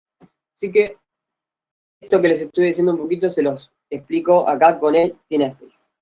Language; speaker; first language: Spanish; native; Spanish